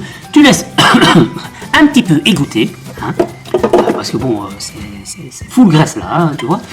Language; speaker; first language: French; native; French